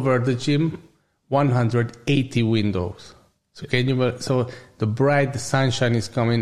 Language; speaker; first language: English; non-native, learner; Hungarian